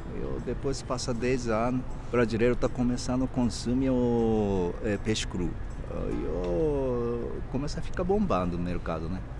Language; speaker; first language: Portuguese; non-native, fluent; Japanese